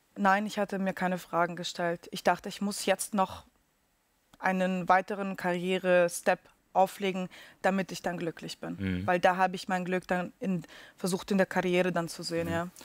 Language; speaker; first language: German; early bilingual, other home language; Russian